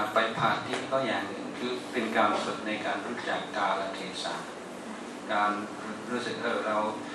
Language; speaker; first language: Thai; non-native, fluent; English